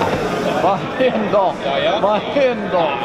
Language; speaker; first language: Swedish; native; Swedish